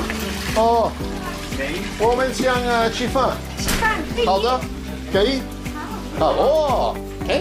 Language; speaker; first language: Chinese; non-native, learner; English